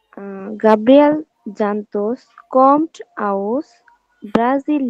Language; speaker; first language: German; non-native, learner; Bangla